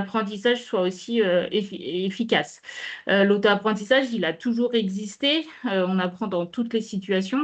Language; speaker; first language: French; native; French